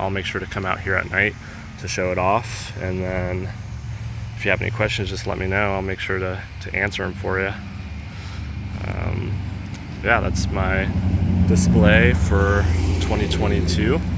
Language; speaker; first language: English; native; English